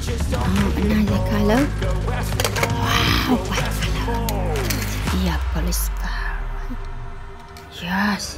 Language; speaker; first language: English; non-native, learner; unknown